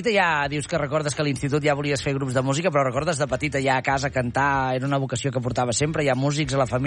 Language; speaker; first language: Catalan; native; Catalan